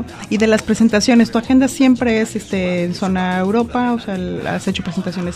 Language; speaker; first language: Spanish; native; Spanish